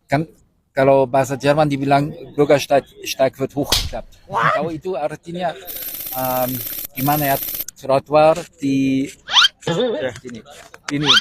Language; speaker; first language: Indonesian; non-native, fluent; German